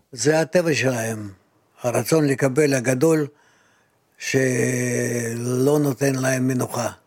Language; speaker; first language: Hebrew; non-native, fluent; Russian